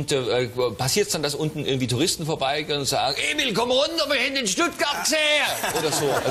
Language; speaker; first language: German; native; German